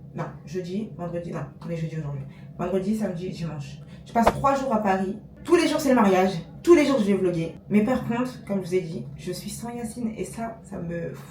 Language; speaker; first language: French; native; French